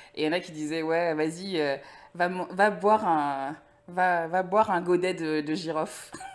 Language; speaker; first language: French; native; French